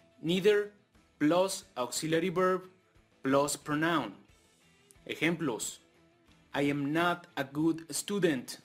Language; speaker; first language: English; non-native, fluent; Spanish